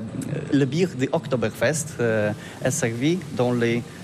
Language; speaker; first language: French; non-native, learner; Polish